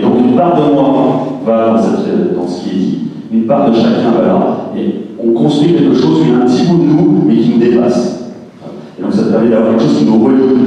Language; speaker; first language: French; native; French